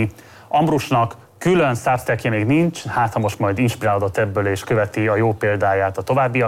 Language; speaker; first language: Hungarian; native; Hungarian